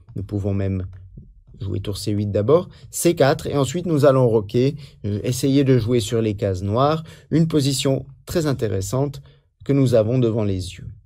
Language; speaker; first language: French; native; French